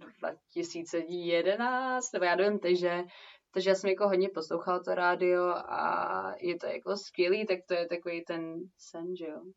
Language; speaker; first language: Czech; early bilingual, heritage; Czech